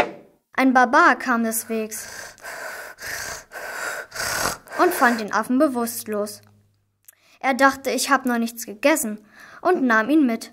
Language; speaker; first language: German; native; German